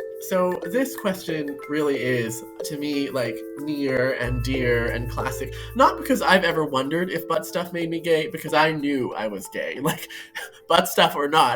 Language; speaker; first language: English; native; English